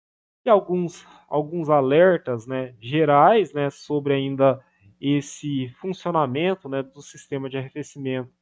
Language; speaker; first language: Portuguese; native; Portuguese